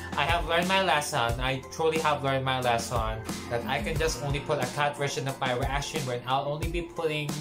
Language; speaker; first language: English; non-native, local second language; Filipino